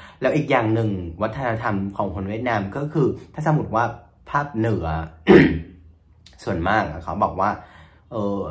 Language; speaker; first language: Thai; non-native, fluent; Vietnamese